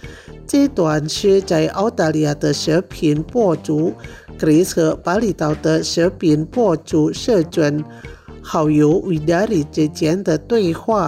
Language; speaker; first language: Chinese; non-native, fluent; Indonesian